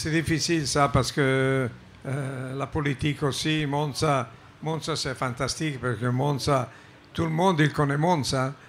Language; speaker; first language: French; non-native, fluent; Italian